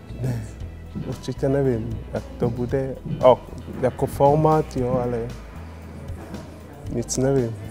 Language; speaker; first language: Czech; non-native, learner; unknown